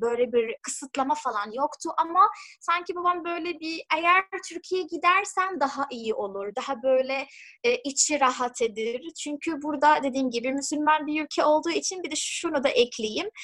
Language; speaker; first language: Turkish; non-native, fluent; Arabic